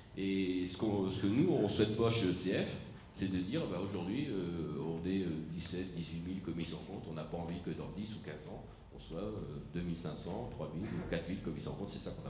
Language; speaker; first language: French; native; French